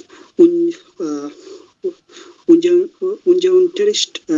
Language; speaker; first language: German; non-native, learner; Bangla